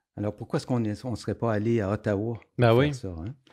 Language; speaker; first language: French; native; French